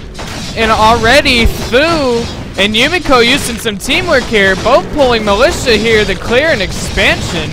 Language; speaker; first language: English; native; English